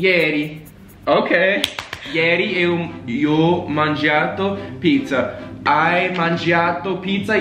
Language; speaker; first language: Italian; non-native, learner; English